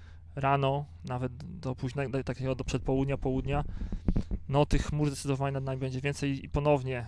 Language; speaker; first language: Polish; native; Polish